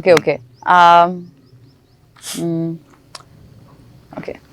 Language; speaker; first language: Telugu; non-native, learner; Gujarati